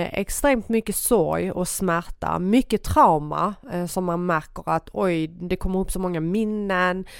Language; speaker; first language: Swedish; early bilingual, other home language; Persian